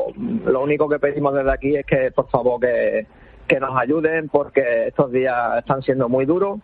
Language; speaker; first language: Spanish; native; Spanish